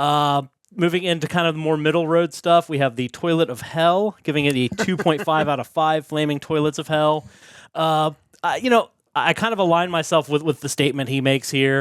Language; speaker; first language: English; native; English